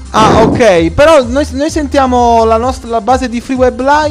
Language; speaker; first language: Italian; native; Italian